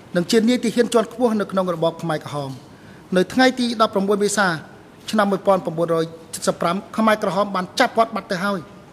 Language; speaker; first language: Khmer; native; Khmer